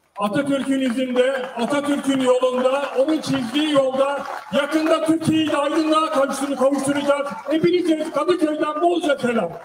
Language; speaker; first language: Turkish; native; Turkish